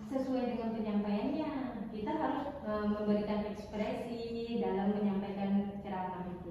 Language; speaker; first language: Indonesian; native; Indonesian